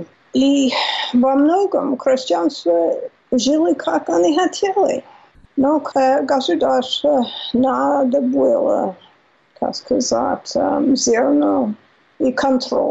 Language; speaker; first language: Russian; non-native, fluent; English